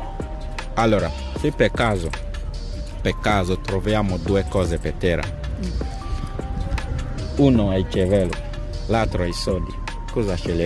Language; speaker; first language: Italian; non-native, fluent; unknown